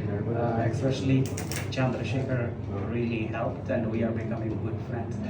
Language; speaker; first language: English; non-native, local second language; Telugu